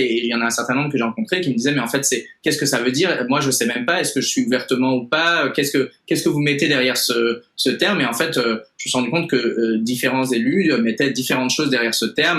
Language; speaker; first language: French; native; French